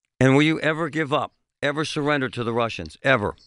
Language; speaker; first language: English; native; English